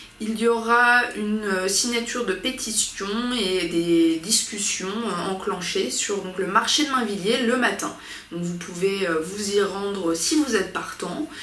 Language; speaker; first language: French; native; French